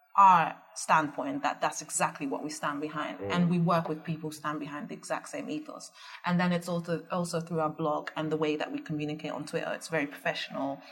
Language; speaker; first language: English; early bilingual, other home language; Dutch